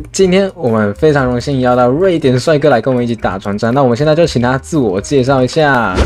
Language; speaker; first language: Chinese; native; Chinese